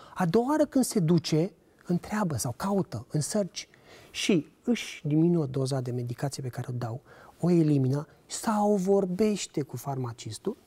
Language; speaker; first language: Romanian; native; Romanian